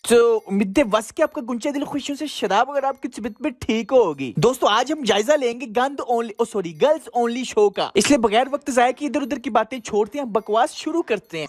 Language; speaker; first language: Urdu; non-native, local second language; Punjabi